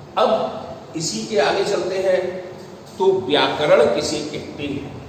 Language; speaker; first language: Hindi; native; Hindi